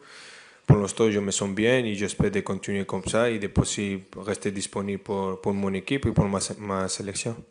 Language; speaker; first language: French; non-native, fluent; Spanish